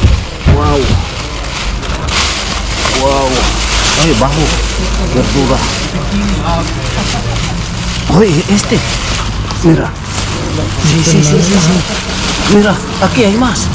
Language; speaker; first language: Spanish; non-native, learner; Filipino